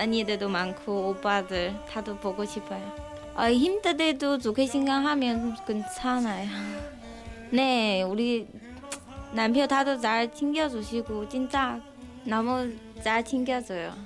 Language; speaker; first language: Korean; non-native, learner; Chinese